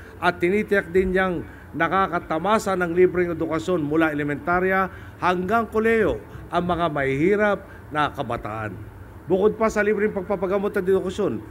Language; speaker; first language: Filipino; native; Filipino